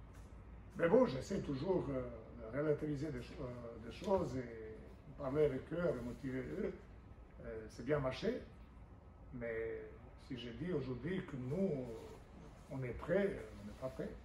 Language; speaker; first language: French; non-native, fluent; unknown